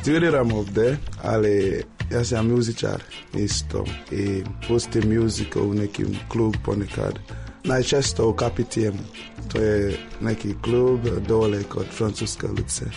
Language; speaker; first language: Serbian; non-native, learner; English